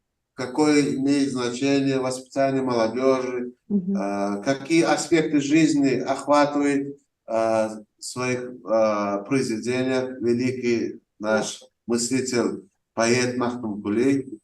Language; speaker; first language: Russian; non-native, fluent; Turkmen